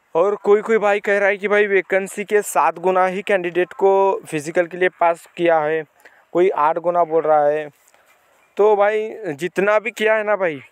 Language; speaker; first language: Hindi; non-native, local second language; Marathi